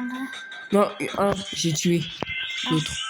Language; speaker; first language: French; native; French